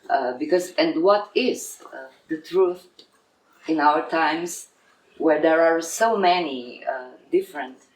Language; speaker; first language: English; non-native, fluent; Slovenian